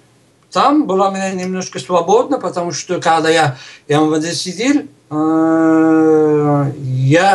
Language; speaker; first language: Russian; non-native, local second language; Uzbek